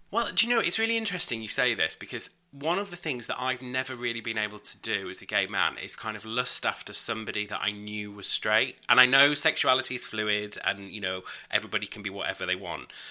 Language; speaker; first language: English; native; English